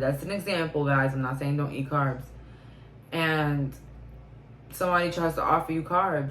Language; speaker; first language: English; native; English